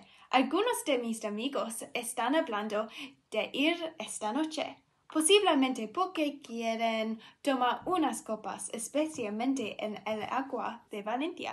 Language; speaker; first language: Spanish; non-native, learner; English